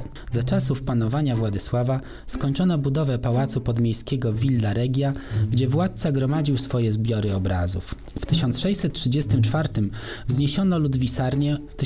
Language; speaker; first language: Polish; native; Polish